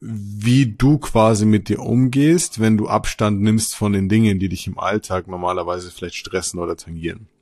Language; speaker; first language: German; native; German